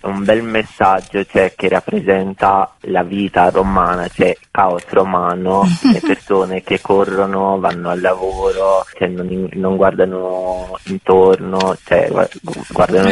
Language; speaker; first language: Italian; non-native, fluent; Bosnian